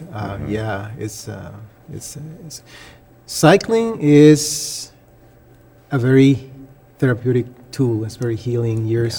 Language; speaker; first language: English; non-native, fluent; Spanish